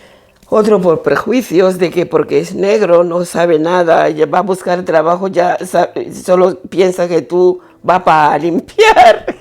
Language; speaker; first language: Spanish; non-native, fluent; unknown